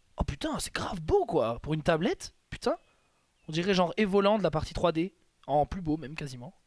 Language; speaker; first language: French; native; French